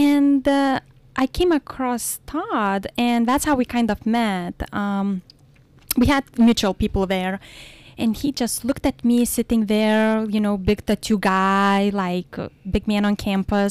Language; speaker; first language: English; non-native, fluent; Lithuanian